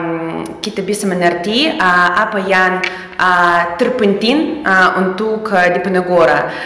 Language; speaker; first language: Indonesian; non-native, fluent; Russian